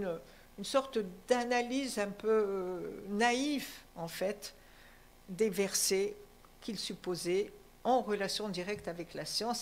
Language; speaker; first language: French; non-native, local second language; Arabic